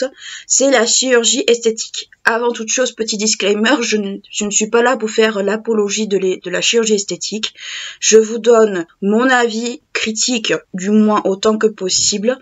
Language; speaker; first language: French; native; French